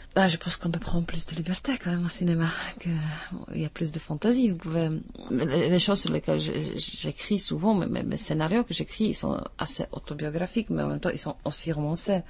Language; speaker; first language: French; non-native, fluent; Czech